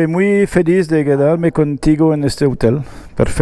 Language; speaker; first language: Spanish; non-native, learner; French